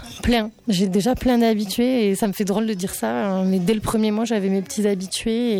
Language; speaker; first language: French; native; French